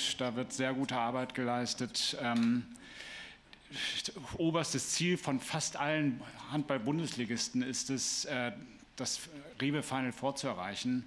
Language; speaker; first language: German; native; German